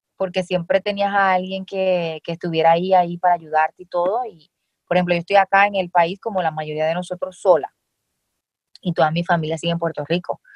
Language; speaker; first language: Spanish; native; Spanish